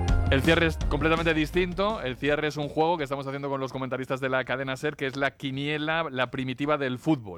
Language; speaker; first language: Spanish; native; Spanish